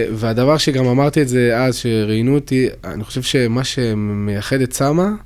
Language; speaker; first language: Hebrew; early bilingual, other home language; French